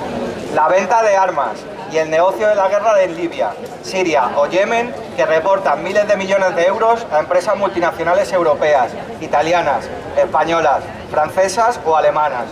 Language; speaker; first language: Spanish; native; Spanish